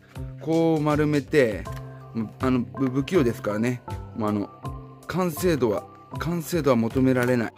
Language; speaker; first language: Japanese; native; Japanese